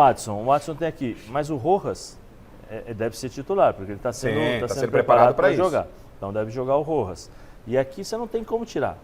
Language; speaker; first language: Portuguese; native; Portuguese